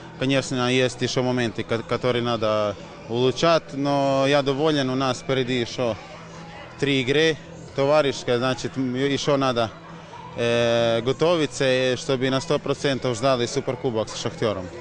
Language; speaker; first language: Russian; non-native, fluent; Croatian